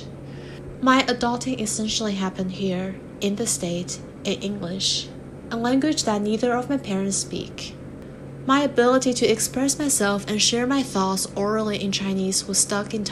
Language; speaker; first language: English; non-native, fluent; Chinese